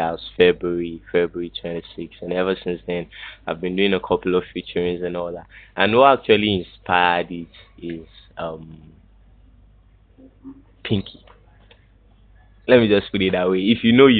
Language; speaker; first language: English; non-native, local second language; Yoruba